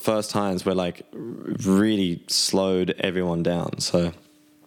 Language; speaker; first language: English; native; English